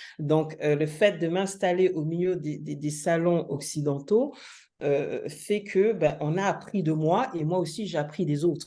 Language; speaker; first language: French; native; French